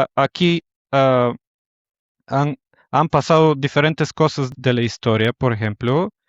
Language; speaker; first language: Spanish; non-native, fluent; Bulgarian